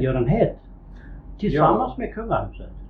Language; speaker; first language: Swedish; native; Swedish